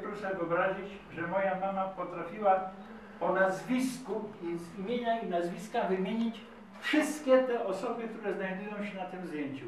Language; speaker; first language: Polish; native; Polish